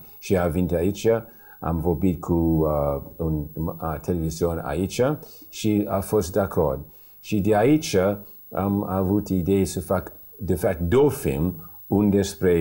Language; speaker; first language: Romanian; early bilingual, heritage; English